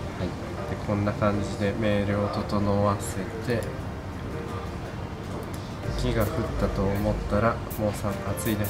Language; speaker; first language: Japanese; native; Japanese